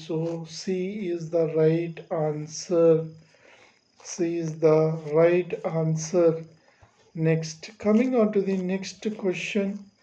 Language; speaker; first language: English; non-native, local second language; Telugu